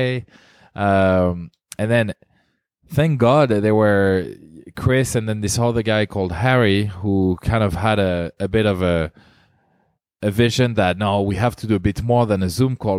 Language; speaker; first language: English; non-native, fluent; French